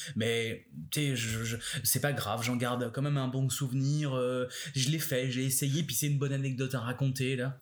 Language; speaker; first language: French; native; French